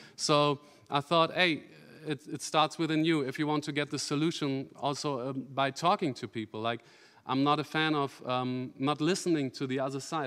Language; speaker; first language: English; non-native, fluent; German